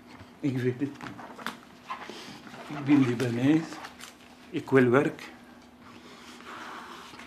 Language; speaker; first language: Dutch; non-native, learner; Arabic